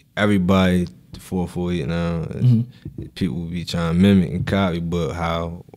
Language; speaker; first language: English; native; English